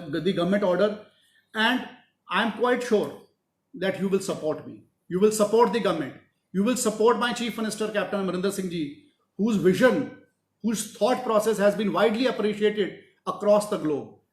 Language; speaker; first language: English; non-native, local second language; Punjabi